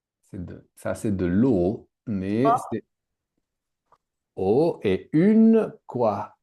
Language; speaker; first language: French; native; French